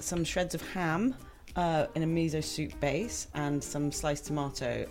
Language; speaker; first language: English; native; English